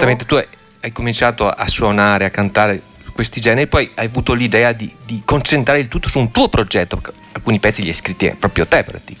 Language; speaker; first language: Italian; native; Italian